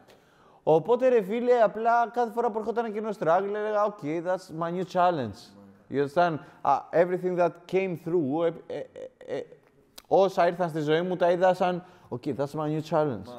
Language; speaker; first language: Greek; native; Greek